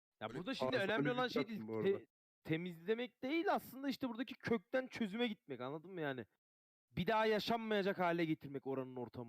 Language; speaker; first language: Turkish; native; Turkish